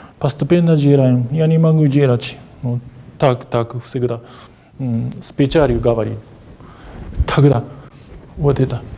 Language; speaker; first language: Russian; non-native, fluent; Japanese